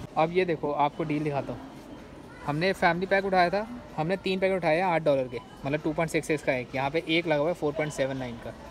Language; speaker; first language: Hindi; non-native, local second language; Punjabi